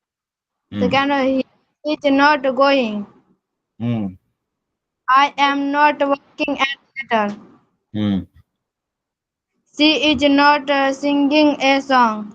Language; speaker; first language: English; non-native, learner; Hindi